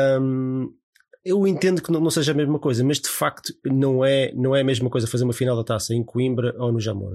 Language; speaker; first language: Portuguese; native; Portuguese